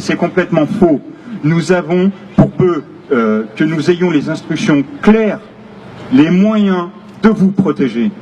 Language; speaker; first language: French; native; French